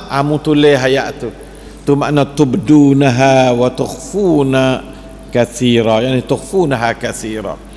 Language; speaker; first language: Malay; native; Malay